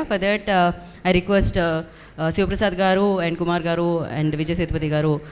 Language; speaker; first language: Telugu; native; Telugu